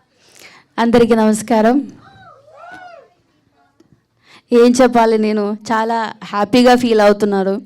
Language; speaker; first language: Telugu; non-native, local second language; Malayalam